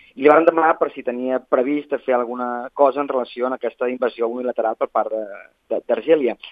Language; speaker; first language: Catalan; native; Catalan